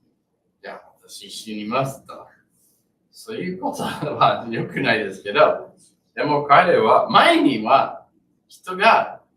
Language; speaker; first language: Japanese; non-native, learner; English